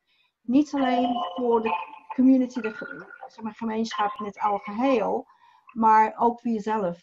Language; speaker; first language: Dutch; non-native, fluent; English